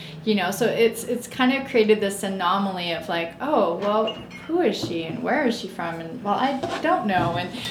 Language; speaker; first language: English; native; English